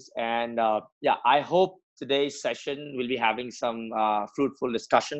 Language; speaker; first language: English; non-native, local second language; Assamese